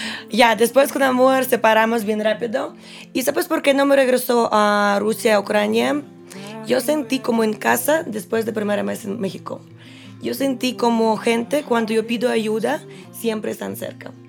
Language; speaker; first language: Spanish; non-native, fluent; Russian